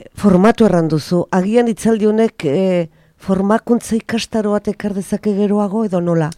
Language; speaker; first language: Basque; native; Basque